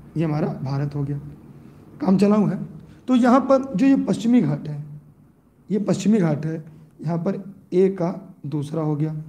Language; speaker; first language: Hindi; native; Hindi